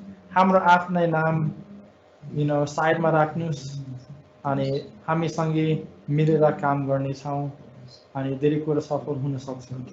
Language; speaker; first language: Nepali; non-native, fluent; English